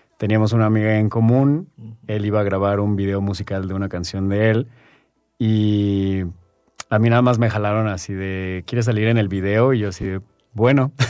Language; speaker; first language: Spanish; native; Spanish